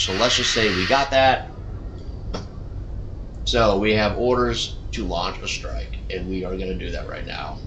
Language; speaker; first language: English; native; English